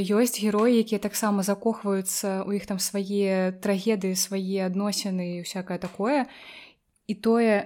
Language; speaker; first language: Belarusian; native; Belarusian